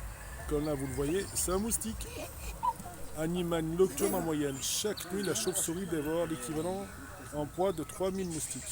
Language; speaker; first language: French; native; French